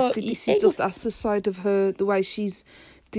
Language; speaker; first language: English; native; English